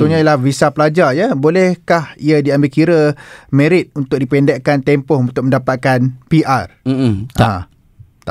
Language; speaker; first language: Malay; native; Malay